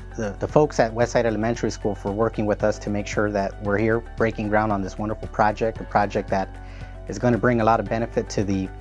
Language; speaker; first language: English; native; English